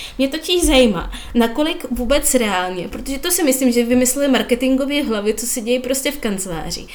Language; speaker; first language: Czech; non-native, fluent; Russian